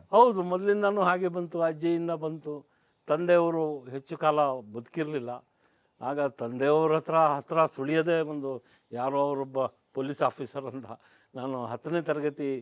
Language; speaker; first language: Kannada; non-native, local second language; Urdu